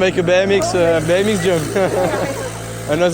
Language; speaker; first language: English; non-native, learner; French